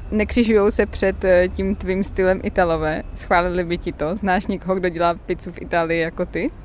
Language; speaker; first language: Czech; native; Czech